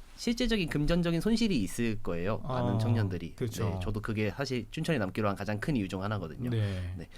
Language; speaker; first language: Korean; native; Korean